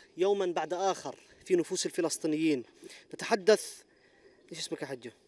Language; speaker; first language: Arabic; native; Arabic